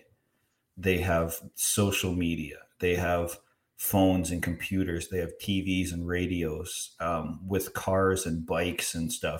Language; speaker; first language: English; native; English